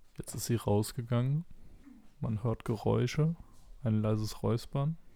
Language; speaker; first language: German; native; German